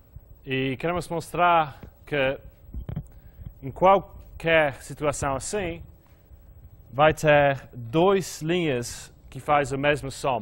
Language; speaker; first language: Portuguese; non-native, fluent; English